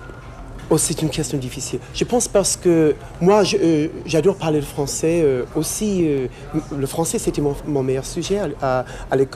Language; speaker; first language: French; non-native, fluent; English